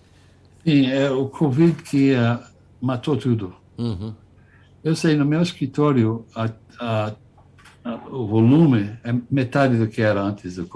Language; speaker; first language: Portuguese; non-native, fluent; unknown